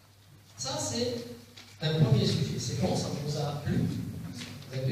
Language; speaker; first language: French; non-native, local second language; Arabic